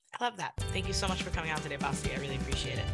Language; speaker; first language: English; native; English